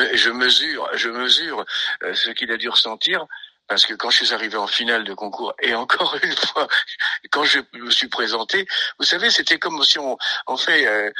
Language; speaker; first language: French; native; French